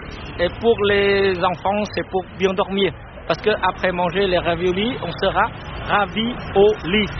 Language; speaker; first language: French; non-native, fluent; Vietnamese